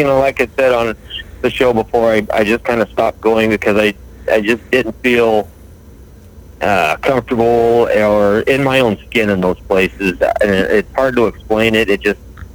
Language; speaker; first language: English; native; English